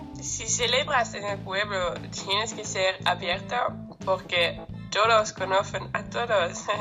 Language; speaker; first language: Spanish; non-native, learner; German